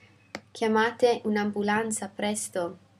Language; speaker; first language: Italian; non-native, fluent; English